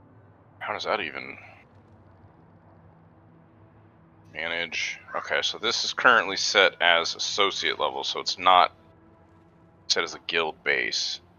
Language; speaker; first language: English; native; English